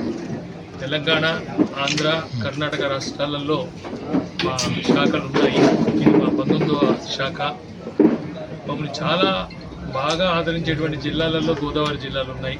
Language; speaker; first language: Telugu; native; Telugu